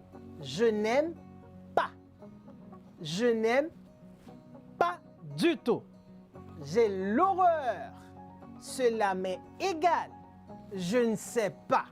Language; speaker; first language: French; non-native, fluent; Spanish